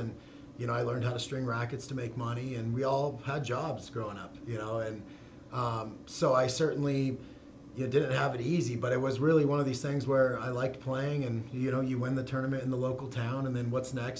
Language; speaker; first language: English; native; English